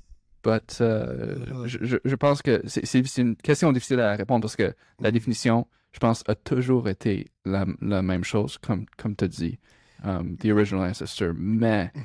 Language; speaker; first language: French; non-native, local second language; English